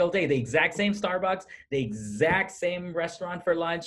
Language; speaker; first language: English; non-native, local second language; Filipino